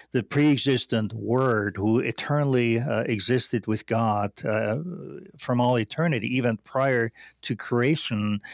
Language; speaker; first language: English; non-native, fluent; German